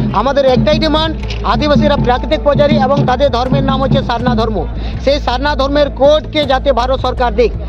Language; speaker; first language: Bangla; non-native, local second language; Santali